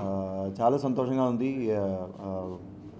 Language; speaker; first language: Telugu; non-native, learner; Tamil